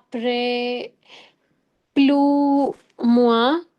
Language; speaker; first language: French; non-native, learner; Hindi